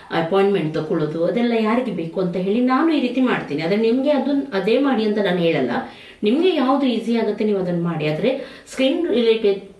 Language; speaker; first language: Kannada; native; Kannada